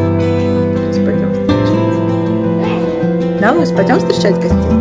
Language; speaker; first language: Russian; native; Russian